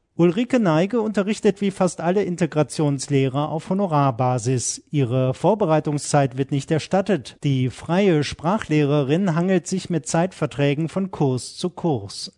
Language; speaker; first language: German; native; German